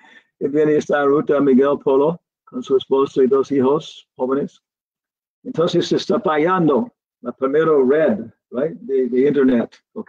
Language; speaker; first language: Spanish; non-native, learner; English